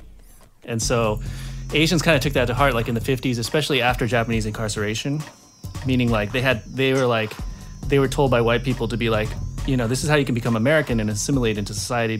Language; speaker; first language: English; native; English